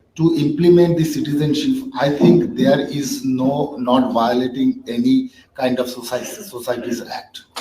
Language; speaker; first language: English; non-native, local second language; Bangla